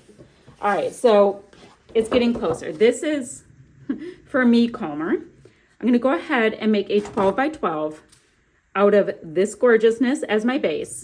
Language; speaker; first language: English; native; English